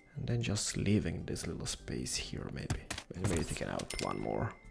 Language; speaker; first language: English; non-native, fluent; Polish